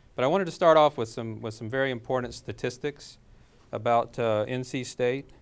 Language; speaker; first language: English; native; English